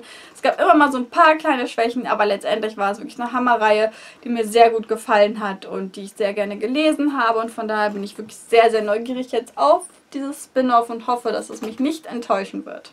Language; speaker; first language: German; native; German